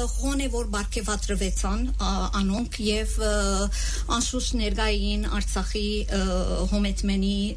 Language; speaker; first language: Armenian; native; Armenian